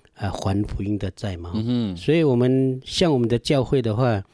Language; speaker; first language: Chinese; non-native, local second language; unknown